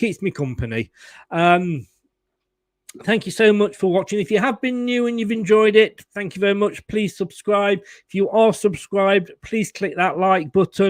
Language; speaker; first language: English; native; English